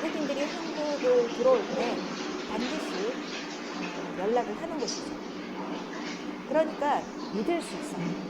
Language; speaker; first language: Korean; native; Korean